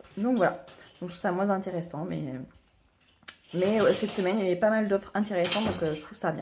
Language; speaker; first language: French; native; French